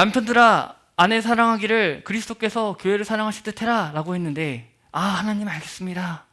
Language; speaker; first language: Korean; native; Korean